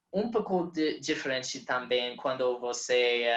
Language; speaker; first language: Portuguese; non-native, learner; English